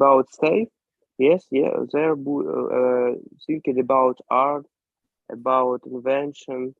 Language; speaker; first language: English; non-native, learner; Ukrainian